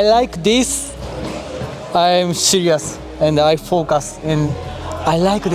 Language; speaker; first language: English; non-native, learner; Japanese